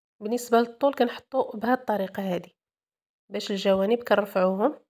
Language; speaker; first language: Arabic; native; Arabic